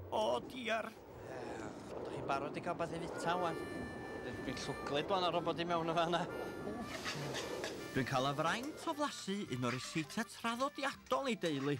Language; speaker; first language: Welsh; native; Welsh